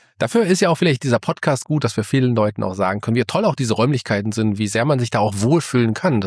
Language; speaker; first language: German; native; German